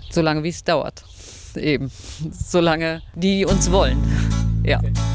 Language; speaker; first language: German; native; German